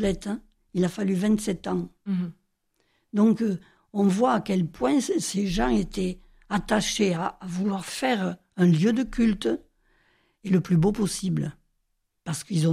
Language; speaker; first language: French; native; French